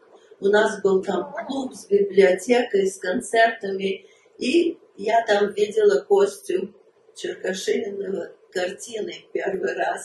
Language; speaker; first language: Russian; early bilingual, heritage; Russian